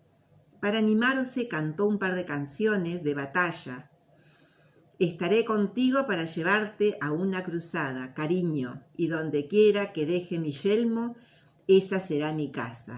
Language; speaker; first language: Spanish; native; Spanish